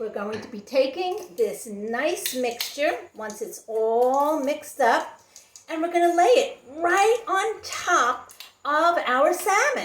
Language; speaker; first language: English; native; English